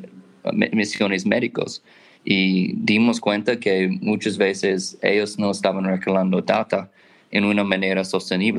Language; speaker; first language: Spanish; non-native, fluent; English